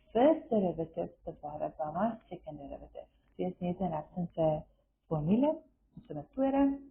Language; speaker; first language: English; non-native, local second language; Afrikaans